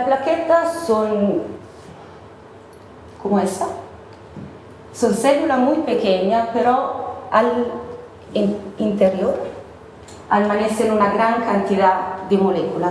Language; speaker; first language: Spanish; non-native, fluent; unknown